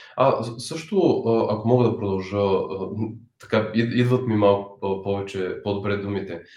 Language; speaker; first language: Bulgarian; native; Bulgarian